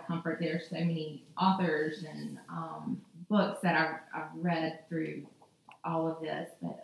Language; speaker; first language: English; native; English